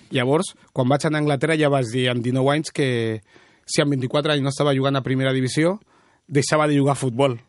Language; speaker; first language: Catalan; early bilingual, other home language; Spanish